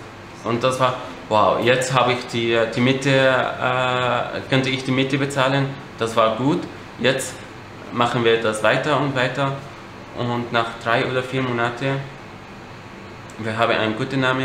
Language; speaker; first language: German; non-native, learner; Arabic